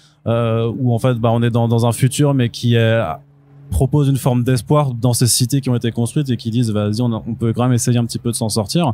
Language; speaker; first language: French; native; French